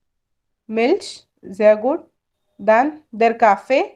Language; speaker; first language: German; non-native, fluent; Hindi